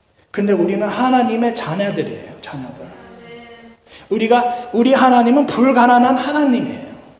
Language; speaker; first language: Korean; native; Korean